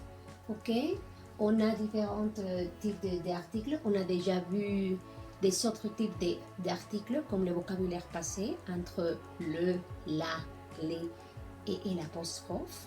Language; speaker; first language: French; non-native, learner; Spanish